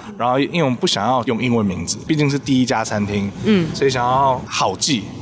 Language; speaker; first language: Chinese; native; Chinese